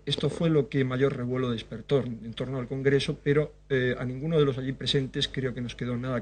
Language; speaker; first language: Spanish; native; Spanish